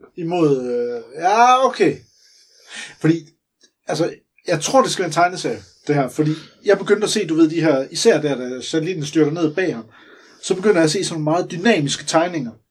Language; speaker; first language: Danish; native; Danish